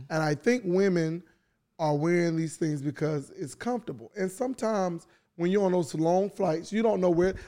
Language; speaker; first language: English; native; English